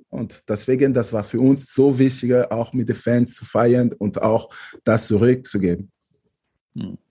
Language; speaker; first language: German; non-native, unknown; French